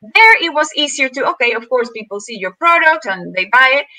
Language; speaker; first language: English; non-native, fluent; Spanish